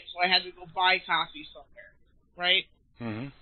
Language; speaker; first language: English; native; English